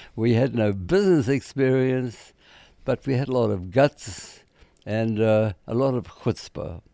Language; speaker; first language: English; native; English